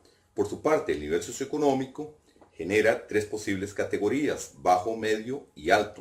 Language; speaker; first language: Spanish; native; Spanish